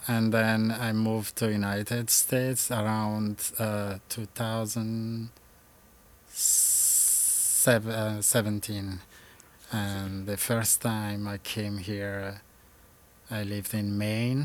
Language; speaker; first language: English; non-native, learner; Malagasy